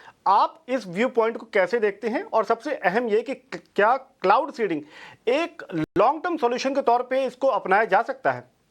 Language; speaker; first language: Hindi; native; Hindi